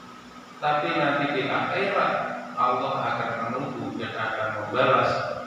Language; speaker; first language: Indonesian; non-native, local second language; Javanese